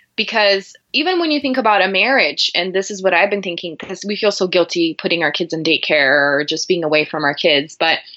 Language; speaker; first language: English; non-native, fluent; Portuguese